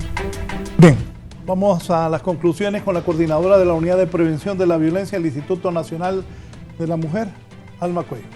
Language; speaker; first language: Spanish; native; Spanish